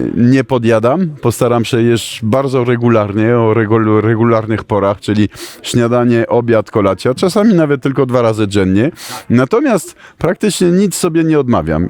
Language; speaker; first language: Polish; non-native, fluent; French